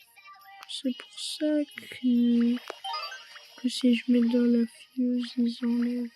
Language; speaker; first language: French; native; French